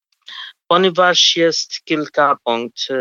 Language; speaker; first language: Polish; non-native, fluent; Kurdish